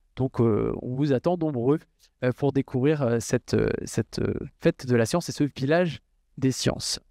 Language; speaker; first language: French; native; French